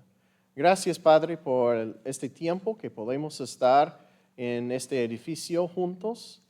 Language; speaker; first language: Spanish; non-native, fluent; English